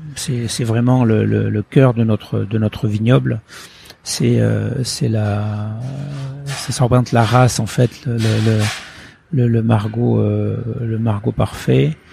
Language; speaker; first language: French; early bilingual, other home language; Portuguese